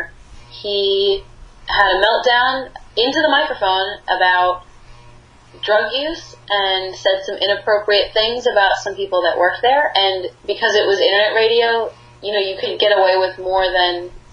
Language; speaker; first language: English; native; English